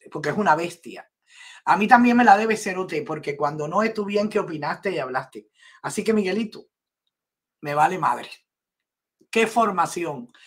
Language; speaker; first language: Spanish; native; Spanish